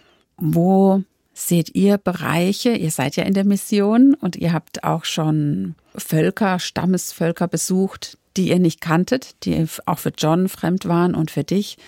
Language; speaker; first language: German; native; German